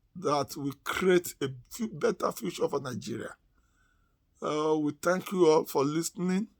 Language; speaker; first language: English; non-native, local second language; Yoruba